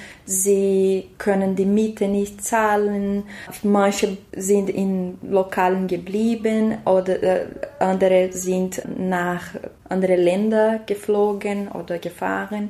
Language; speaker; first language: German; non-native, learner; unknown